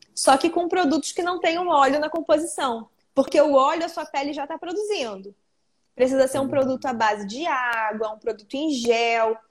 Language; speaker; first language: Portuguese; native; Portuguese